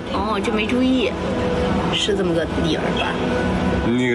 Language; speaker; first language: Chinese; native; Chinese